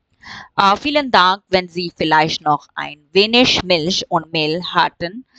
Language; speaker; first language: German; non-native, fluent; Hindi